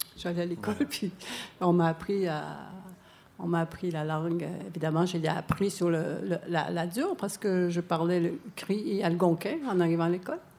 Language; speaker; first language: French; non-native, local second language; Cree